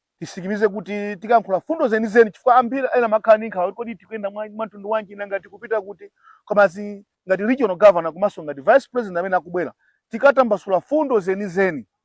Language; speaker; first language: Nyanja; native; Nyanja